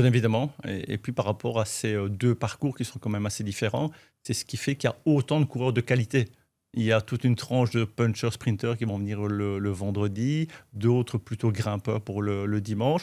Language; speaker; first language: French; native; French